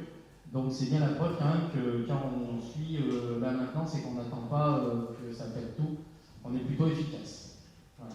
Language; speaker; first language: French; native; French